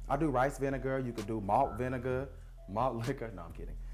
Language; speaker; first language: English; native; English